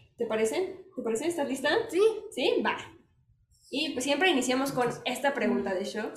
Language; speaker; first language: Spanish; native; Spanish